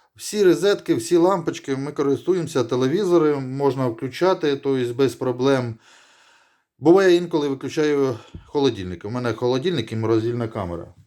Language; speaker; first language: Ukrainian; native; Ukrainian